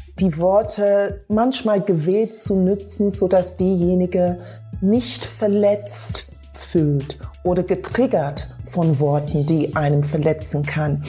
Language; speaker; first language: German; non-native, fluent; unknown